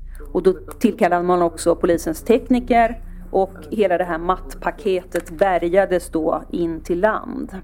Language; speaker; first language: Swedish; native; Swedish